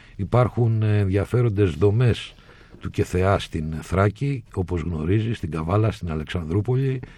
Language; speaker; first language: Greek; native; Greek